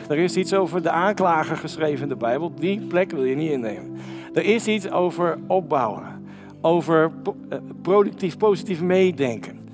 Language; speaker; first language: Dutch; native; Dutch